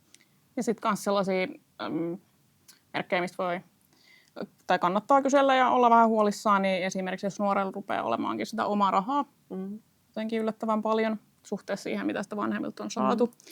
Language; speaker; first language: Finnish; native; Finnish